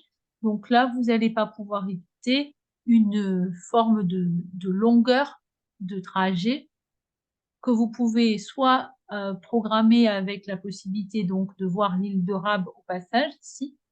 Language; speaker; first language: French; native; French